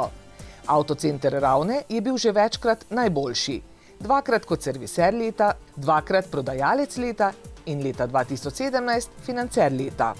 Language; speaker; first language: Slovenian; native; Slovenian